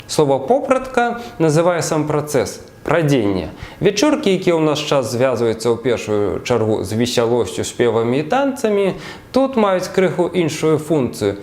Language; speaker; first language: Belarusian; native; Belarusian